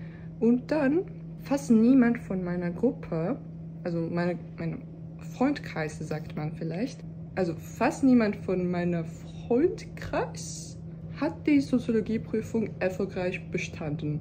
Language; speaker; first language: German; non-native, fluent; Turkish